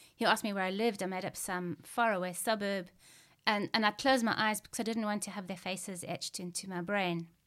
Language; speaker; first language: English; native; English